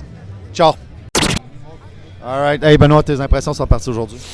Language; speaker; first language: French; native; French